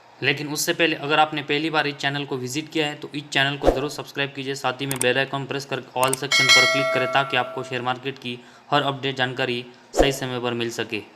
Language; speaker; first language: Hindi; non-native, local second language; Marathi